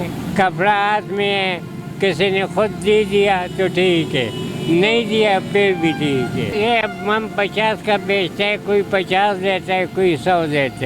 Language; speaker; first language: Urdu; non-native, local second language; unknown